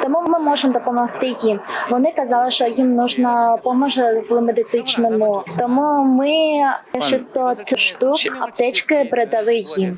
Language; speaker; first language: Ukrainian; non-native, learner; Korean